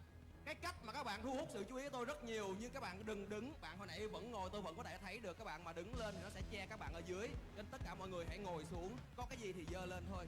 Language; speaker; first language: Vietnamese; native; Vietnamese